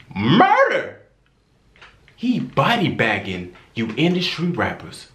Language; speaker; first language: English; native; English